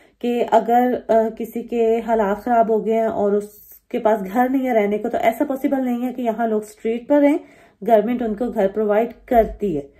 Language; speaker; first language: Urdu; native; Urdu